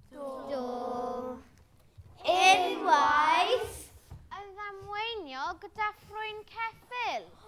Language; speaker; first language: Welsh; native; Welsh